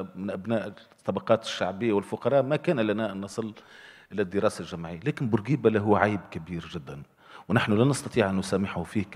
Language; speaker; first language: Arabic; native; Arabic